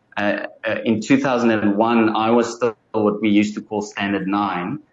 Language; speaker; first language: English; non-native, local second language; Afrikaans